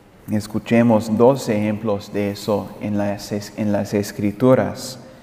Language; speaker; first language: Spanish; non-native, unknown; English